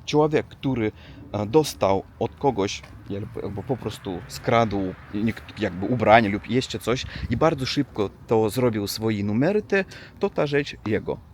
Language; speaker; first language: Polish; non-native, learner; Russian